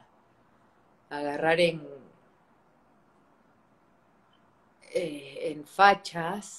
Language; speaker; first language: Spanish; native; Spanish